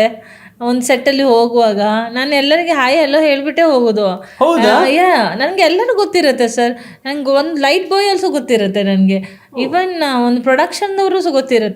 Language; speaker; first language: Kannada; non-native, local second language; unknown